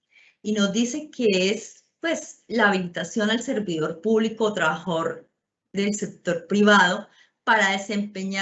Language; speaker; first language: Spanish; native; Spanish